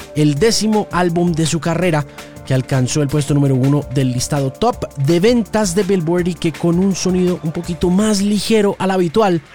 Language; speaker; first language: Spanish; native; Spanish